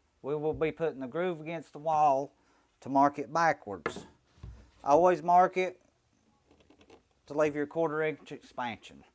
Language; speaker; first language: English; native; English